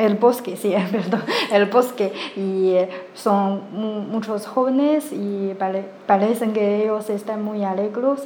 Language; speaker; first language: Spanish; non-native, learner; Chinese